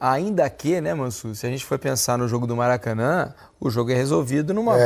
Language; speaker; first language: Portuguese; native; Portuguese